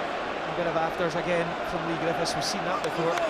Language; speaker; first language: English; native; English